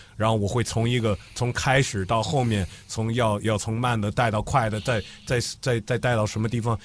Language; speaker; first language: Chinese; non-native, fluent; English